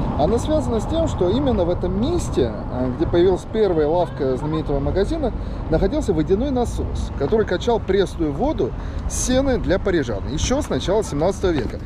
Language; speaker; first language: Russian; early bilingual, heritage; Russian